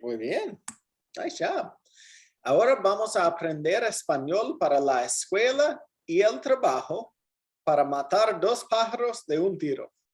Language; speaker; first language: Spanish; non-native, fluent; English